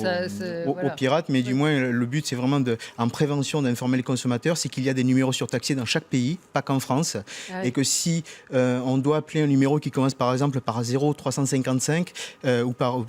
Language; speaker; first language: French; native; French